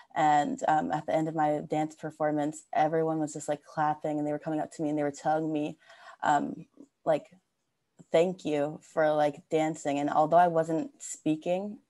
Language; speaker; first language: English; native; English